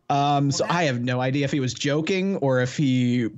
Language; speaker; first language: English; native; English